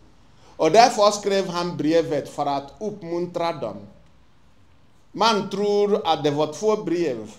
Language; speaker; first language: Swedish; non-native, fluent; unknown